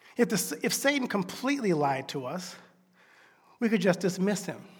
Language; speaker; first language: English; native; English